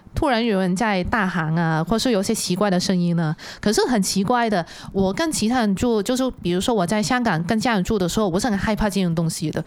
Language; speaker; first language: Chinese; non-native, local second language; Cantonese